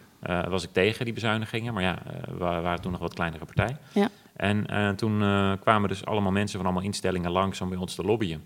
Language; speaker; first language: Dutch; native; Dutch